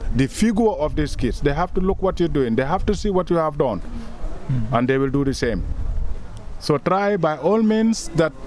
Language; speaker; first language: English; non-native, local second language; Wolof